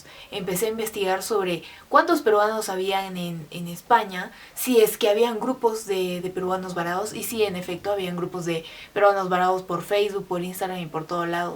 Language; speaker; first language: Spanish; native; Spanish